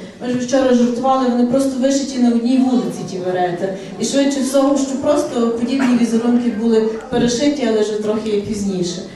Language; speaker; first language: Ukrainian; native; Ukrainian